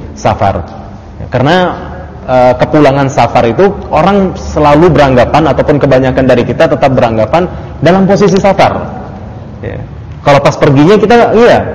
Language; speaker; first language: Indonesian; native; Indonesian